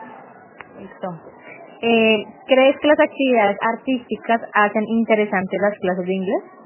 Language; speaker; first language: Spanish; native; Spanish